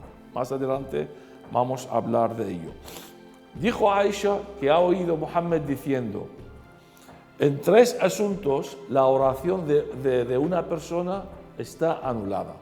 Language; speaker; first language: Spanish; non-native, fluent; Arabic